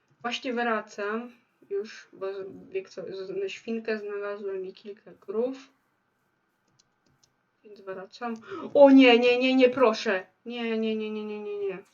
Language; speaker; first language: Polish; native; Polish